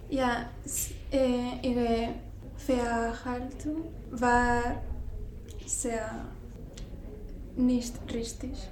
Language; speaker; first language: German; non-native, learner; Spanish